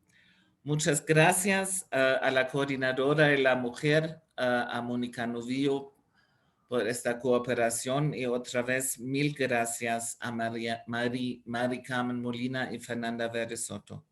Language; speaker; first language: Spanish; non-native, fluent; German